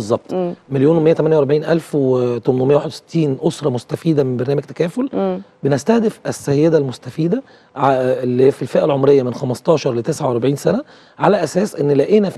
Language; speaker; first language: Arabic; native; Arabic